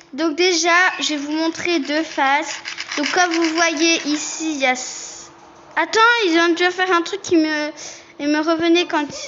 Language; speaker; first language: French; native; French